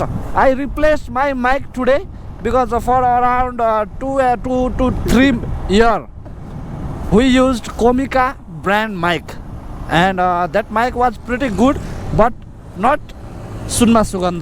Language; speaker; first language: English; non-native, learner; Nepali